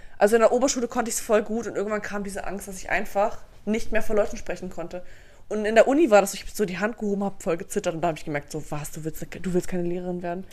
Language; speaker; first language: German; early bilingual, other home language; Bosnian